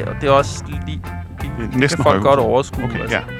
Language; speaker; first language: Danish; native; Danish